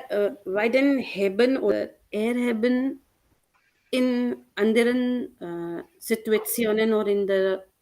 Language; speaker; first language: German; non-native, learner; Hindi